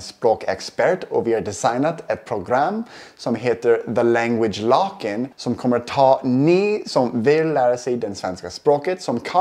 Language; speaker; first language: Swedish; non-native, fluent; English